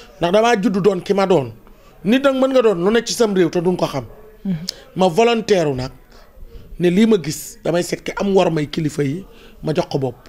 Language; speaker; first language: Wolof; native; Wolof